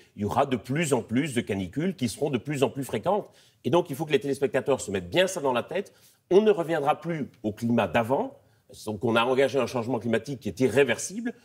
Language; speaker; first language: French; native; French